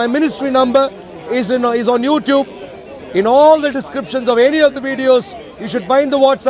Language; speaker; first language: English; non-native, fluent; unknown